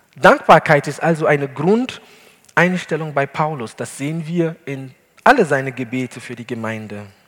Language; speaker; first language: German; non-native, fluent; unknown